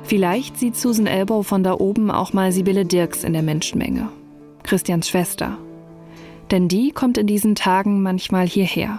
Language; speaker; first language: German; native; German